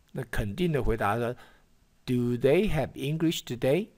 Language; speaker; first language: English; non-native, fluent; Chinese